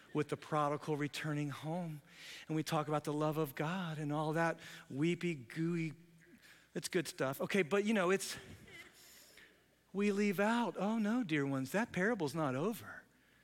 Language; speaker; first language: English; native; English